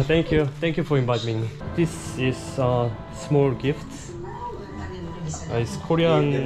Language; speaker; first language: English; non-native, learner; Korean